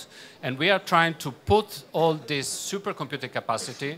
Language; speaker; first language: English; non-native, fluent; Italian